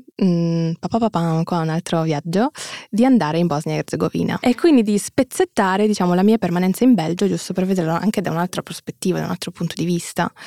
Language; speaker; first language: Italian; early bilingual, other home language; Russian